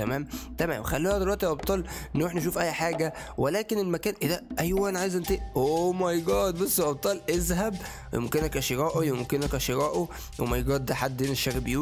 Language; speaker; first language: Arabic; native; Arabic